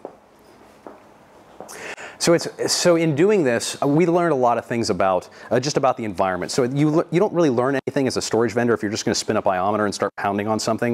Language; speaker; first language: English; native; English